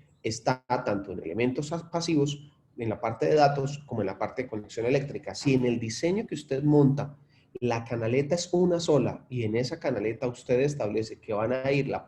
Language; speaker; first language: Spanish; native; Spanish